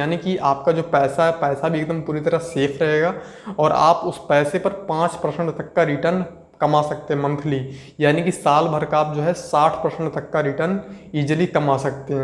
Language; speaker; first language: Hindi; native; Hindi